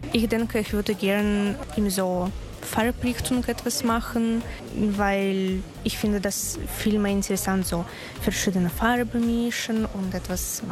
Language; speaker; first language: German; non-native, learner; Russian